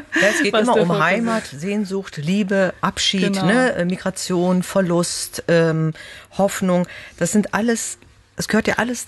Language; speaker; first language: German; early bilingual, other home language; Turkish